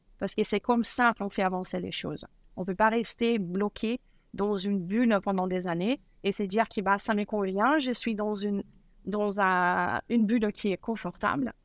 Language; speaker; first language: French; non-native, fluent; Portuguese